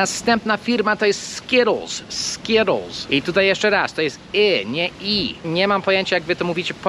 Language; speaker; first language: Polish; non-native, fluent; English